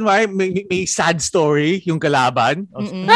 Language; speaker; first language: English; non-native, local second language; Filipino